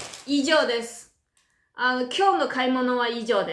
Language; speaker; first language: Japanese; non-native, fluent; Chinese